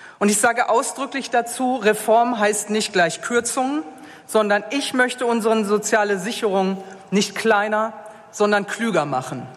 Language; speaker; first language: German; native; German